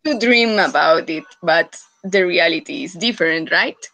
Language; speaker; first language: English; non-native, fluent; Spanish